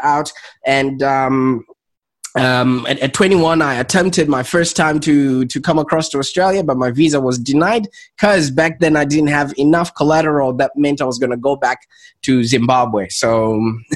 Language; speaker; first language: English; non-native, local second language; Shona